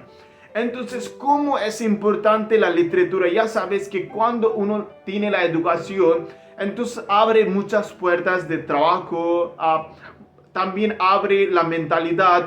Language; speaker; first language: Spanish; non-native, learner; Hindi